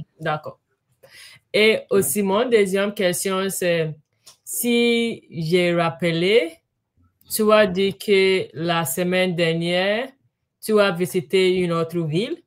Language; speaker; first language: French; non-native, learner; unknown